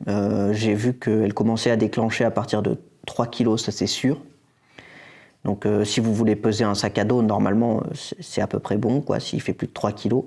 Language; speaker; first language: French; native; French